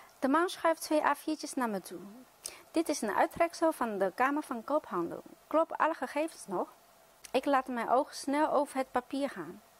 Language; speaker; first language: Dutch; non-native, fluent; Chinese